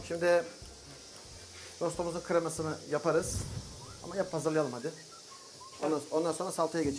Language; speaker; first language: Turkish; native; Turkish